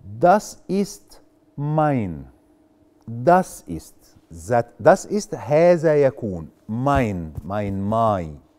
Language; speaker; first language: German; non-native, fluent; Arabic